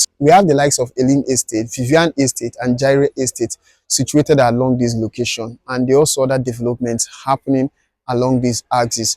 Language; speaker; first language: English; non-native, local second language; Igbo